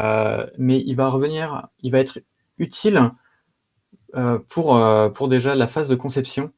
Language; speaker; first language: French; native; French